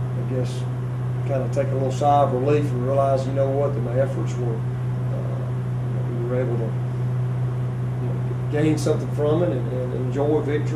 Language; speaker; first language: English; native; English